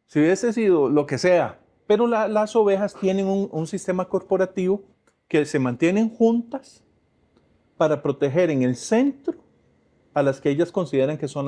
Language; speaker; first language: Spanish; native; Spanish